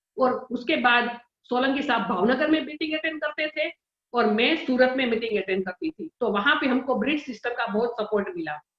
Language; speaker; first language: Hindi; non-native, local second language; Gujarati